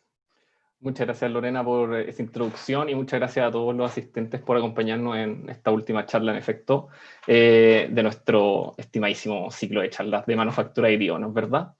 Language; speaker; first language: Spanish; native; Spanish